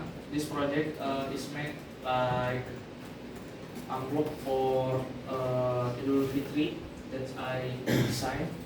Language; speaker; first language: English; non-native, learner; Indonesian